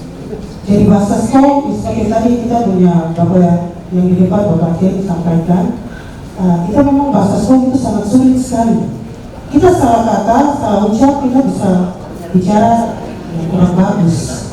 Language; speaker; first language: Indonesian; non-native, local second language; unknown